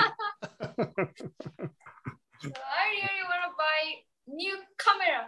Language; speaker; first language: English; non-native, learner; Japanese